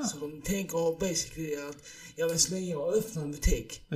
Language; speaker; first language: Swedish; early bilingual, other home language; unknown